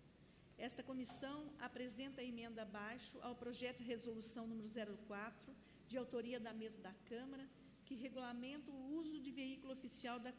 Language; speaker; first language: Portuguese; native; Portuguese